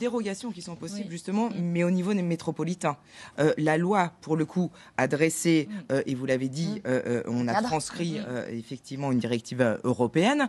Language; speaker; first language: French; native; French